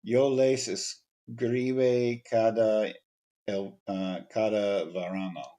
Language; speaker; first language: Spanish; non-native, learner; English